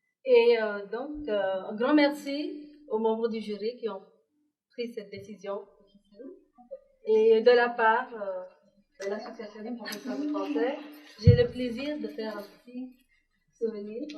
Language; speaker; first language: French; non-native, fluent; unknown